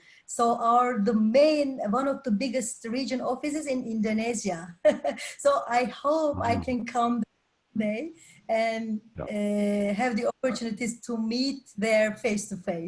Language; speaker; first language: English; non-native, fluent; Turkish